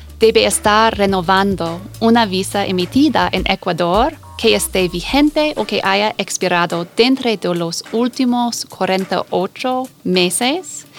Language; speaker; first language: Spanish; non-native, fluent; English